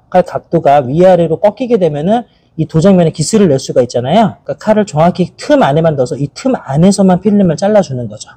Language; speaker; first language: Korean; native; Korean